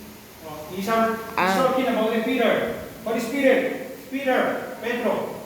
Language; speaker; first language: English; non-native, learner; Spanish